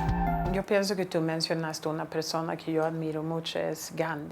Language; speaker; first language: Spanish; non-native, fluent; Swedish